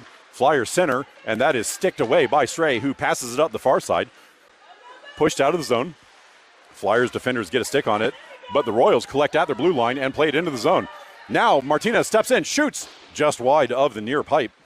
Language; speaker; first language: English; native; English